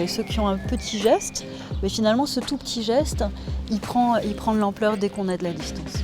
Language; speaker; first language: French; native; French